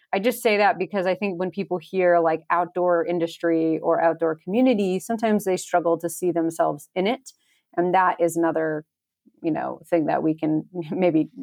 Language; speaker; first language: English; native; English